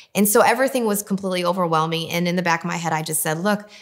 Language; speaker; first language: English; native; English